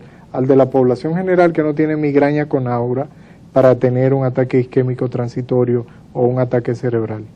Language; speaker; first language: Spanish; native; Spanish